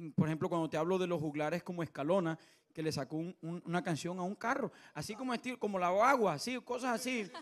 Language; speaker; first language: Spanish; native; Spanish